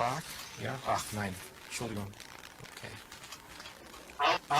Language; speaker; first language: German; non-native, fluent; English